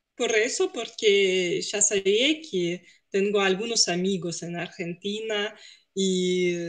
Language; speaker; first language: Spanish; non-native, fluent; Russian